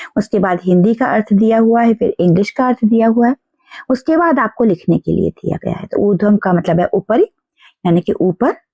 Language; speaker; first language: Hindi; native; Hindi